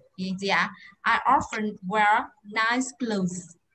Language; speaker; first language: English; non-native, fluent; Vietnamese